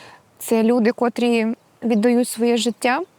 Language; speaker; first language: Ukrainian; native; Ukrainian